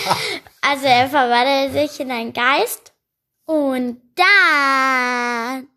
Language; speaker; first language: German; non-native, learner; Spanish